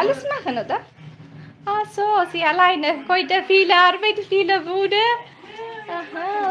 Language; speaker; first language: German; non-native, learner; Tamil